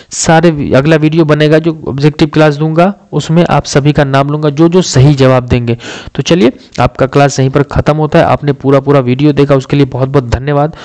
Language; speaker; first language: Hindi; native; Hindi